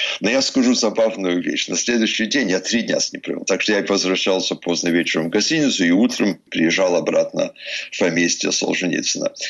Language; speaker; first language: Russian; early bilingual, heritage; Russian